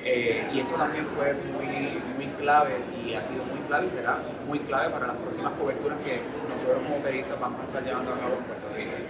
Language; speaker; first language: Spanish; native; Spanish